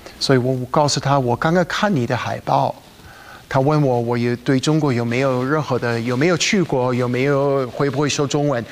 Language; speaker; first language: Chinese; non-native, fluent; English